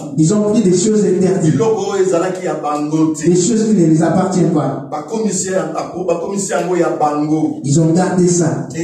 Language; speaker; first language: French; non-native, local second language; Lingala